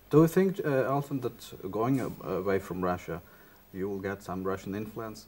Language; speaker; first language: English; non-native, fluent; Russian